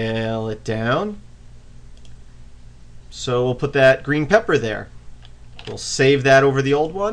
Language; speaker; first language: English; native; English